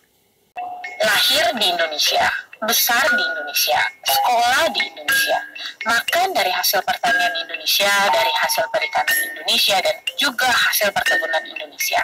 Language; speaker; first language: Indonesian; native; Indonesian